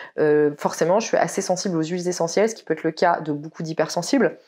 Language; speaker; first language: French; native; French